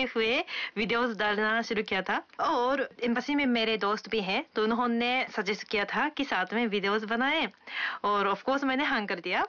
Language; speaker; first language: Hindi; non-native, fluent; Japanese